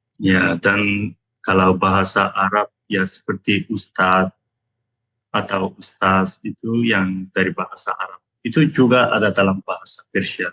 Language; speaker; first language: Indonesian; non-native, learner; Persian